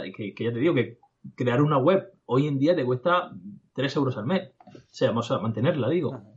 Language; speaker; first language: Spanish; native; Spanish